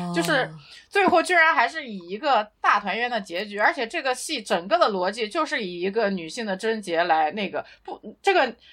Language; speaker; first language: Chinese; native; Chinese